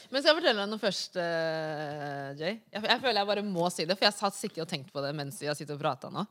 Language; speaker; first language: Norwegian; early bilingual, other home language; Wolof